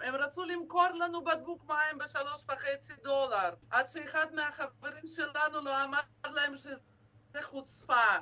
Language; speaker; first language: Hebrew; non-native, fluent; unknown